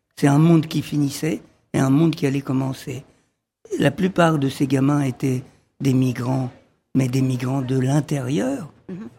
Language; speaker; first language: French; early bilingual, other home language; Arabic